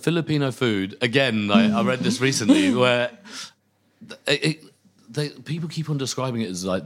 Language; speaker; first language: English; native; English